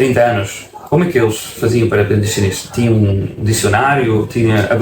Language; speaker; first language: Portuguese; non-native, fluent; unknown